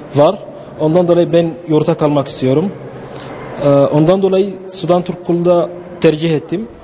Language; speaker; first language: Turkish; non-native, learner; Arabic